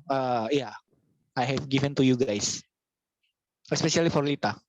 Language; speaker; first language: English; non-native, local second language; Indonesian